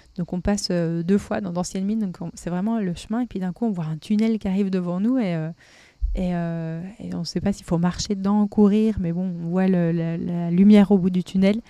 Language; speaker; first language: French; native; French